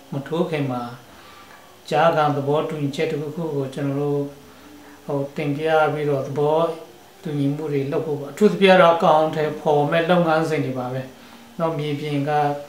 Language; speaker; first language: Burmese; non-native, local second language; Western Kayah